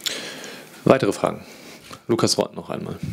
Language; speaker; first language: German; native; German